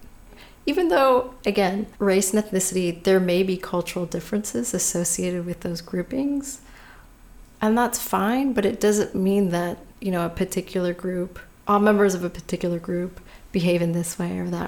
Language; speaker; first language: English; native; English